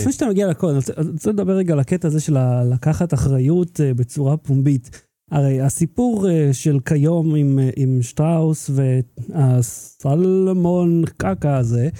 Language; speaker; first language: Hebrew; native; Hebrew